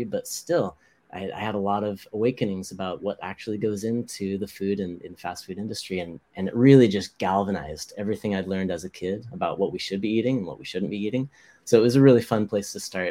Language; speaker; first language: English; native; English